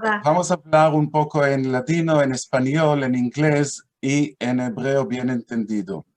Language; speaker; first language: Spanish; non-native, fluent; Hebrew